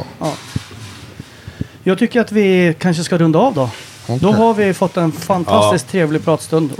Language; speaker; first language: Swedish; native; Swedish